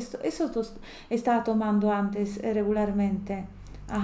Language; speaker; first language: Spanish; non-native, fluent; Polish